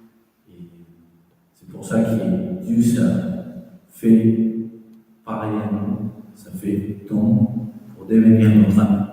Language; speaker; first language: French; non-native, fluent; Spanish